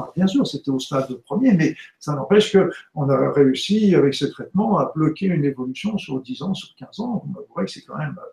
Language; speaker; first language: French; native; French